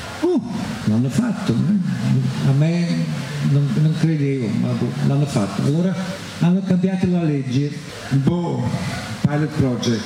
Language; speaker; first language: Italian; non-native, fluent; German